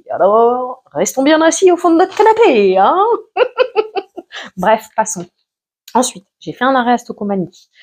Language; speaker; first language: French; native; French